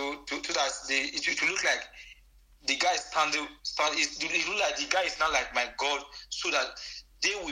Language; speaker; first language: English; non-native, local second language; Bini